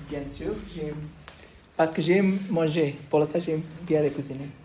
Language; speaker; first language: French; non-native, learner; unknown